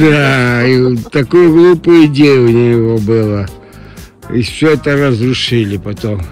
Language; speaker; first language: Russian; early bilingual, heritage; Spanish